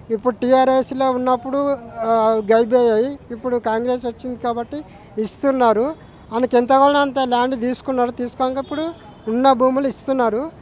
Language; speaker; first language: Telugu; native; Telugu